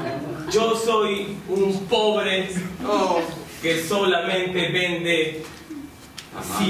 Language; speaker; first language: Spanish; non-native, learner; English